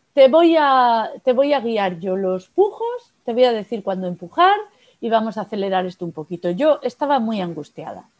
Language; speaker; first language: Spanish; native; Spanish